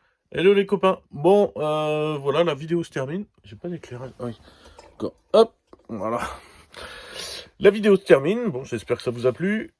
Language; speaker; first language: French; native; French